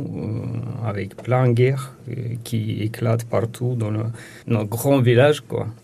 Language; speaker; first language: French; non-native, learner; Ukrainian